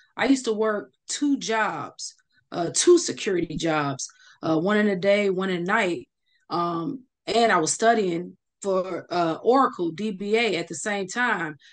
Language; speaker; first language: English; native; English